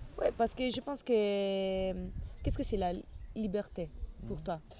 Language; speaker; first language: French; non-native, learner; Italian